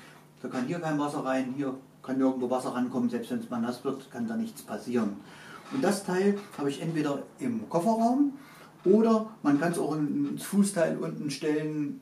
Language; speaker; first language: German; native; German